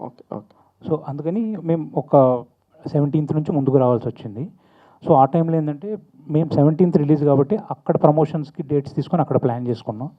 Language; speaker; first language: Telugu; native; Telugu